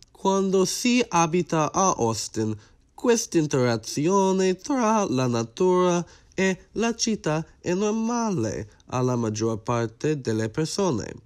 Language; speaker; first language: Italian; non-native, learner; English